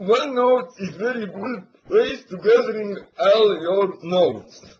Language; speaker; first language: English; non-native, learner; Latvian